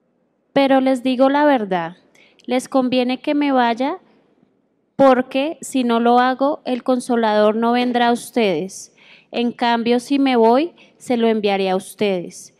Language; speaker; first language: Spanish; native; Spanish